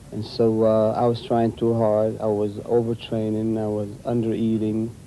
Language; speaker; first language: English; non-native, fluent; Arabic